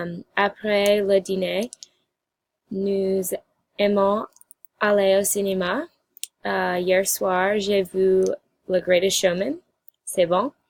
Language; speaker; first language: French; non-native, learner; English